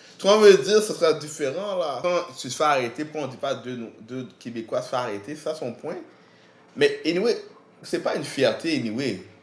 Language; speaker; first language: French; native; French